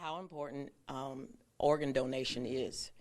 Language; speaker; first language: English; native; English